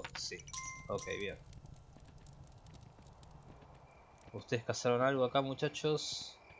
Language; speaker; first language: Spanish; native; Spanish